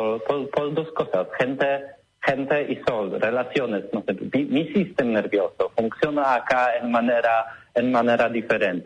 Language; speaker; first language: Spanish; non-native, learner; Polish